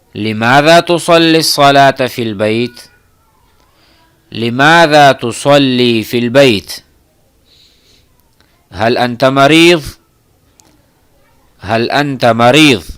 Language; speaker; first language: Arabic; non-native, fluent; Urdu